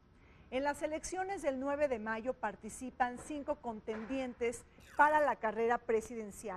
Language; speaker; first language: Spanish; native; Spanish